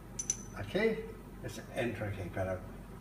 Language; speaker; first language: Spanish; non-native, learner; English